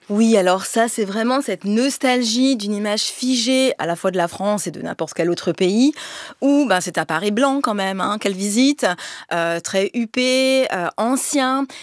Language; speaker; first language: French; native; French